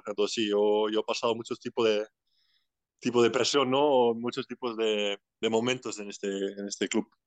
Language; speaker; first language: Spanish; non-native, fluent; Icelandic